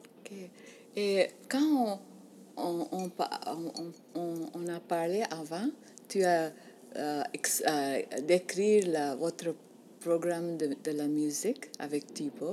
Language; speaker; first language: French; non-native, learner; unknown